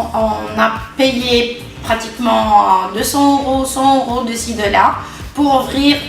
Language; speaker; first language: French; non-native, local second language; Arabic